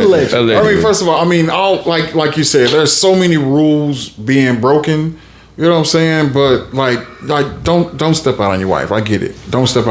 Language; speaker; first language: English; native; English